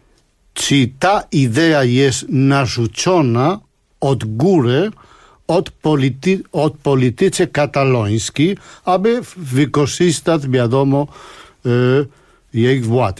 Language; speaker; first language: Polish; non-native, fluent; Spanish